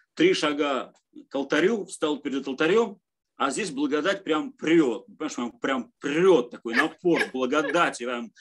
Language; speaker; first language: Russian; native; Russian